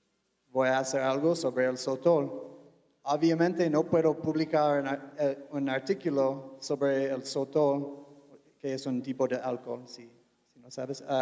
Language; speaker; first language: Spanish; non-native, fluent; English